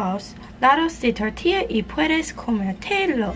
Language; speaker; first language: Spanish; non-native, learner; English